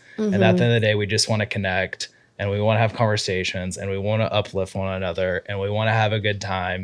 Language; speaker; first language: English; native; English